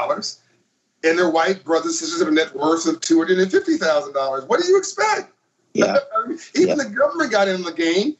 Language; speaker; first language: English; native; English